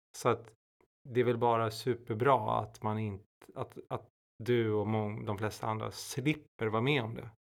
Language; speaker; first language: Swedish; native; Swedish